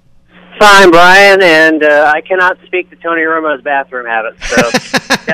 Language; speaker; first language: English; native; English